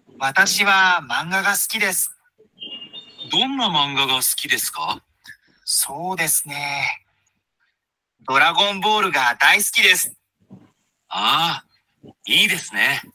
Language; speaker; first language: Japanese; non-native, learner; Bangla